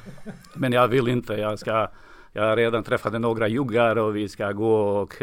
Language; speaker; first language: Swedish; non-native, fluent; Serbian